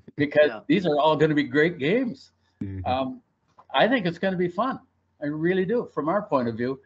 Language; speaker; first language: English; native; English